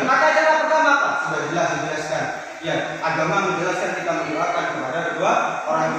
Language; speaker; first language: Indonesian; native; Indonesian